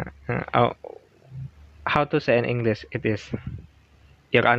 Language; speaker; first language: English; non-native, learner; Indonesian